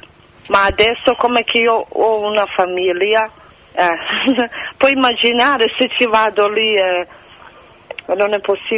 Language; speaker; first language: Italian; non-native, fluent; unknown